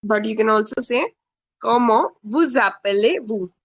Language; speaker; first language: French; non-native, fluent; Hindi